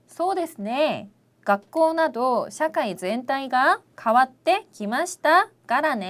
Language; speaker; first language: Japanese; non-native, fluent; Korean